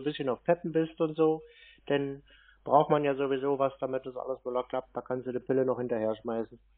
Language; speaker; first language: German; native; German